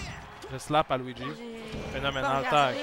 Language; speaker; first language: French; native; French